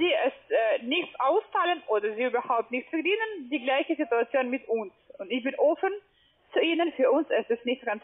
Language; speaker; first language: German; non-native, learner; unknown